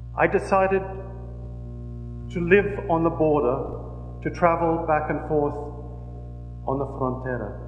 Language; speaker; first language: English; native; English